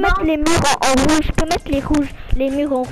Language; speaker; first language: French; native; French